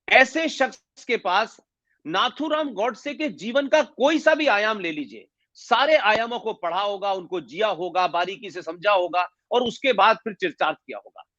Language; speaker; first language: Hindi; native; Hindi